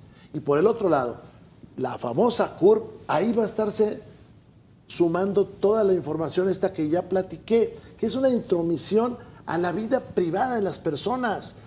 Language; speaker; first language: Spanish; native; Spanish